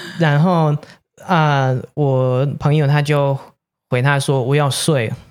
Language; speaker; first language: Chinese; non-native, fluent; English